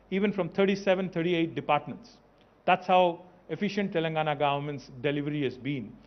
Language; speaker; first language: English; non-native, local second language; Telugu